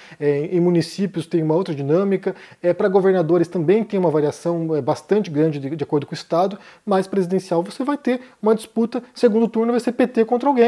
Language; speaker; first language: Portuguese; native; Portuguese